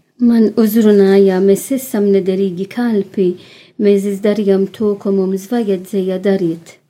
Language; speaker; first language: Latvian; non-native, learner; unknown